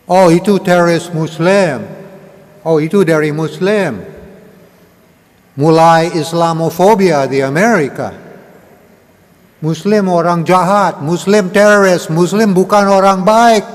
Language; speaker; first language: Indonesian; non-native, learner; English